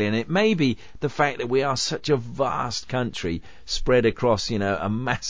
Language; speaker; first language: English; native; English